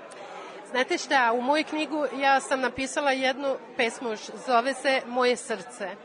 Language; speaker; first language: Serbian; non-native, learner; Swedish